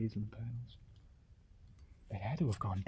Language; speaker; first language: English; native; English